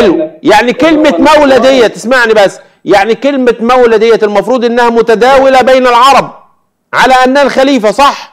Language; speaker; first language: Arabic; native; Arabic